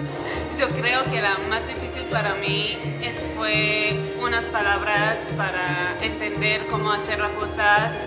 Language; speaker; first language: Spanish; non-native, learner; Hebrew